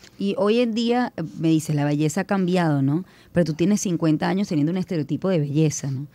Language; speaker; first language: Spanish; native; Spanish